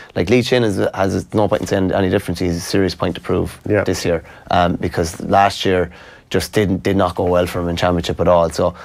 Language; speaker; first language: English; native; English